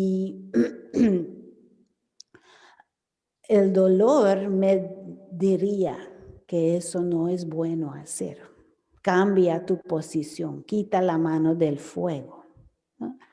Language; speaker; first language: Spanish; non-native, fluent; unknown